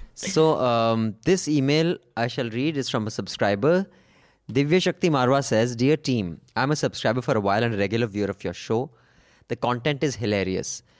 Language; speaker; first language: English; non-native, local second language; Punjabi